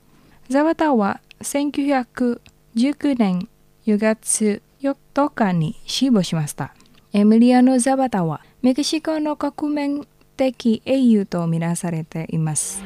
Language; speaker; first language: Japanese; non-native, learner; Indonesian